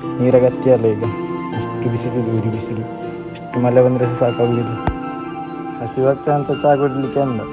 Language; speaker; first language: Kannada; non-native, local second language; Tulu